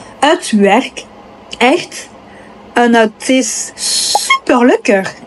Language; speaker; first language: Dutch; non-native, local second language; French